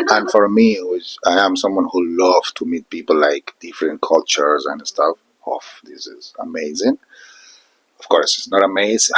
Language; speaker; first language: English; non-native, fluent; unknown